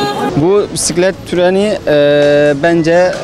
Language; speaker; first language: Turkish; non-native, fluent; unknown